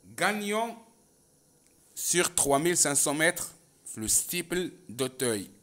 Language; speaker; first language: French; non-native, local second language; Arabic